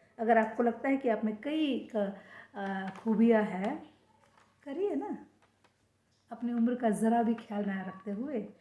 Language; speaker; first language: Hindi; non-native, local second language; Kannada